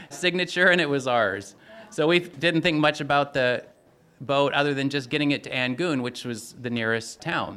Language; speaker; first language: English; native; English